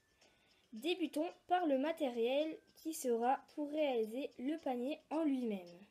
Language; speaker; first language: French; native; French